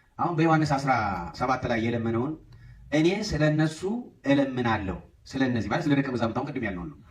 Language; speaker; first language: Amharic; native; Amharic